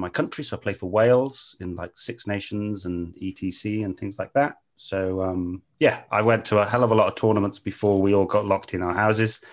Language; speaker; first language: English; native; English